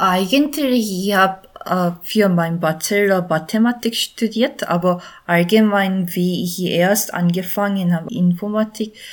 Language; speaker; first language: German; non-native, learner; Korean